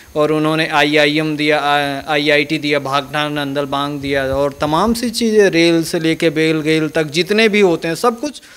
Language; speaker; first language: Hindi; native; Hindi